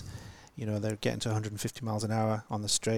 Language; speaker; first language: English; native; English